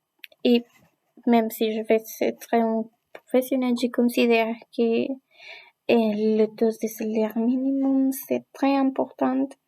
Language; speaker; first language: French; non-native, learner; Spanish